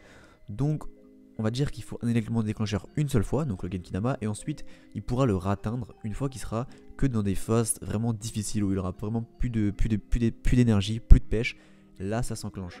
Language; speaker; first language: French; native; French